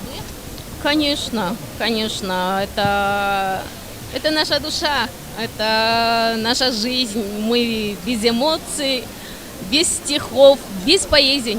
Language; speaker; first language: Russian; non-native, local second language; Kyrgyz